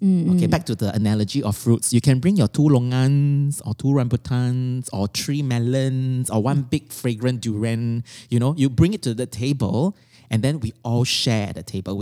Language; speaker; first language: English; native; English